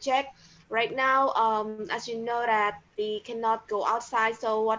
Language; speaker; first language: English; non-native, learner; Khmer